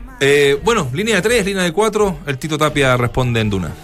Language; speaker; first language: Spanish; native; Spanish